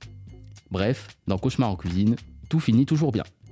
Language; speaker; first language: French; native; French